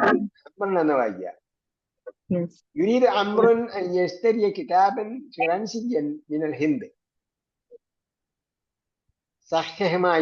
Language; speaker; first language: Arabic; non-native, fluent; Malayalam